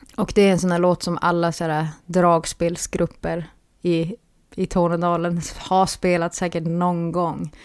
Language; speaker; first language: Swedish; native; Swedish